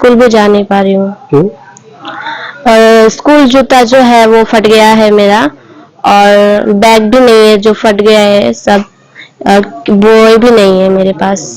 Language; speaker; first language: Hindi; non-native, local second language; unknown